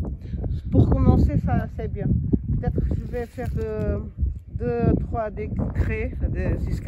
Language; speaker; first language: French; non-native, learner; Portuguese